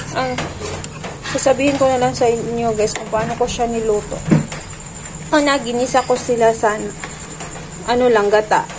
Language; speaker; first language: Filipino; non-native, local second language; Cebuano